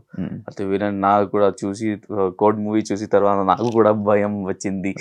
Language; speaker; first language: Telugu; non-native, local second language; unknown